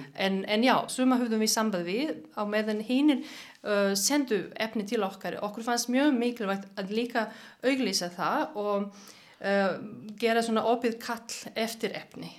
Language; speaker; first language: Icelandic; non-native, fluent; Serbian